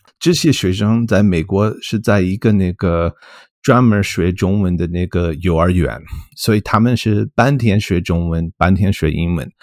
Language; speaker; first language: Chinese; non-native, fluent; English